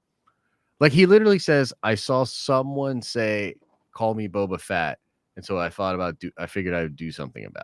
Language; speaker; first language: English; native; English